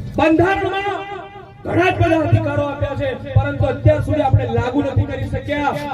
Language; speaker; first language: Gujarati; non-native, local second language; Bhili